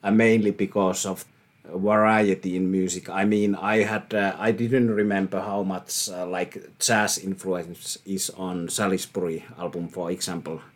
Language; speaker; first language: English; non-native, fluent; Finnish